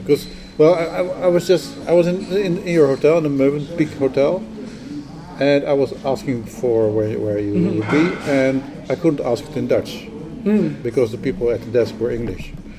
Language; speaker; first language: English; non-native, fluent; Dutch